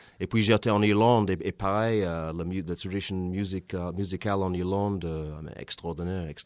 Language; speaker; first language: French; non-native, fluent; English